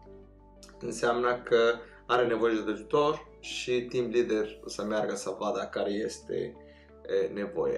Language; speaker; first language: Romanian; non-native, fluent; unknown